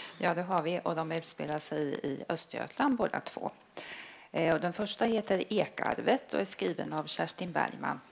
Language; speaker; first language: Swedish; native; Swedish